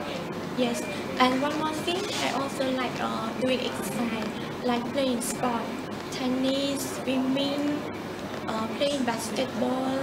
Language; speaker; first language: English; non-native, learner; Khmer